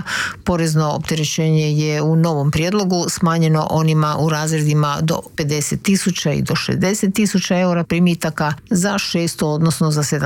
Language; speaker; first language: Croatian; native; Croatian